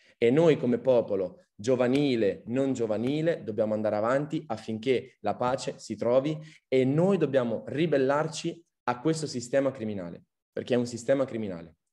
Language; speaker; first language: Italian; early bilingual, other home language; Arabic